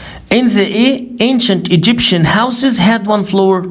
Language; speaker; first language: English; non-native, fluent; Arabic